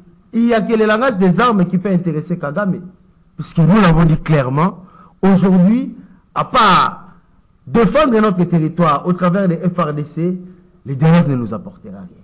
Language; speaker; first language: French; non-native, local second language; Lingala